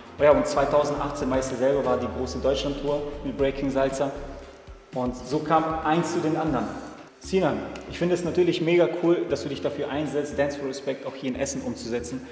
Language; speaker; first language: German; early bilingual, other home language; Serbian